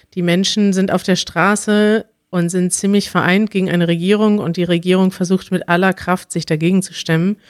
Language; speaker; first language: German; native; German